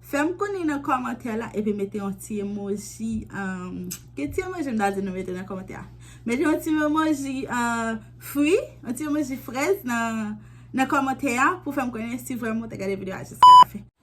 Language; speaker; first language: French; non-native, learner; Haitian Creole